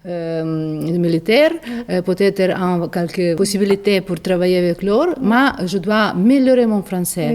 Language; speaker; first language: French; non-native, fluent; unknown